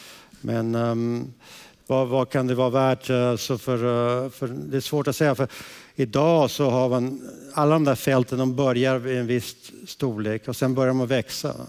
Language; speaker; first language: Swedish; early bilingual, heritage; Swedish